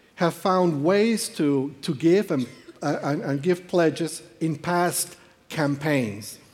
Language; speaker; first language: English; non-native, fluent; Spanish